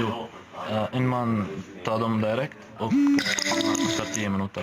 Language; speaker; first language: Swedish; non-native, learner; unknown